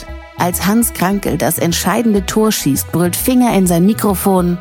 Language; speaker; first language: German; native; German